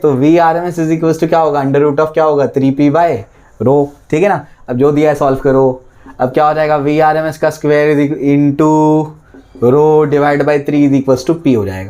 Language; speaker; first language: Hindi; native; Hindi